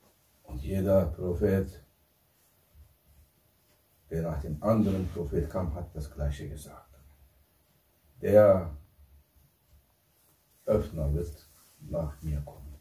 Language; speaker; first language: German; non-native, fluent; Turkish